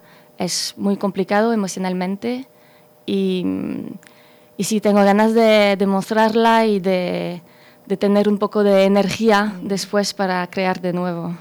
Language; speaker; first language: Spanish; non-native, fluent; French